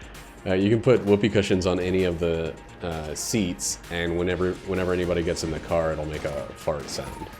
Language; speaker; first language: English; native; English